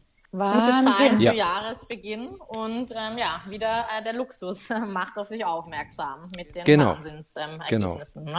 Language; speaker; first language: German; native; German